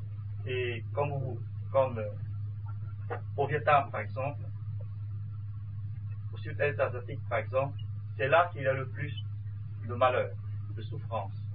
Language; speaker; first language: French; non-native, fluent; Vietnamese